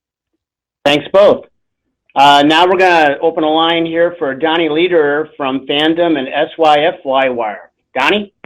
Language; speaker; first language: English; native; English